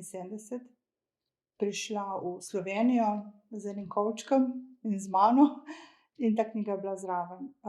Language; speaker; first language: Slovenian; early bilingual, other home language; Croatian